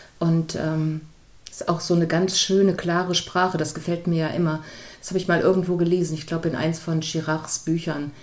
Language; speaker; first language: German; native; German